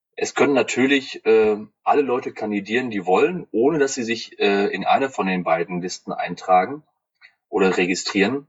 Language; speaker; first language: German; native; German